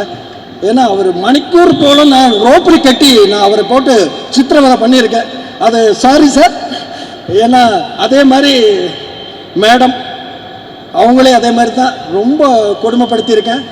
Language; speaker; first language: Tamil; non-native, learner; Malayalam